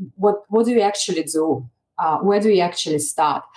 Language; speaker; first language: English; non-native, fluent; Russian